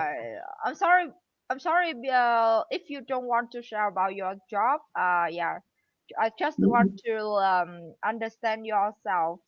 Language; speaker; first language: English; non-native, learner; Vietnamese